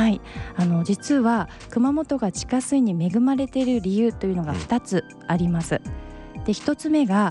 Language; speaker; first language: Japanese; native; Japanese